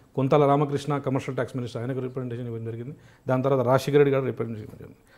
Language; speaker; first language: Telugu; non-native, local second language; Urdu